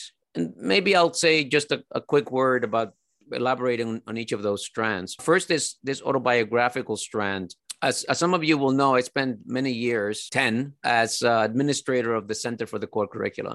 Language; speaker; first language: English; early bilingual, other home language; Spanish